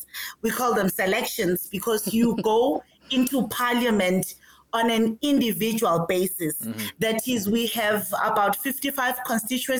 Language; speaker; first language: English; non-native, local second language; Swati